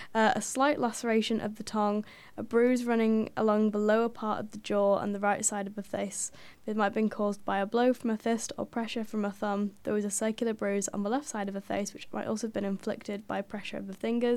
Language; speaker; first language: English; native; English